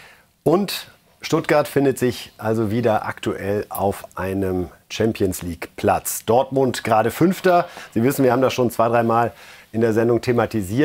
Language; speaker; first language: German; native; German